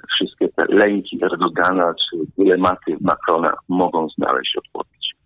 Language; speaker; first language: Polish; native; Polish